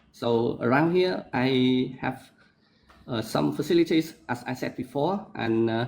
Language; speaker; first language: English; non-native, learner; Vietnamese